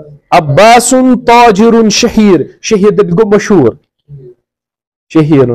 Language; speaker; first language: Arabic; non-native, fluent; Kashmiri